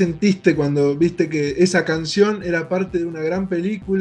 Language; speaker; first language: Spanish; native; Spanish